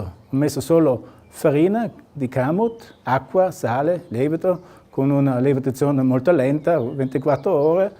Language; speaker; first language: Italian; non-native, local second language; German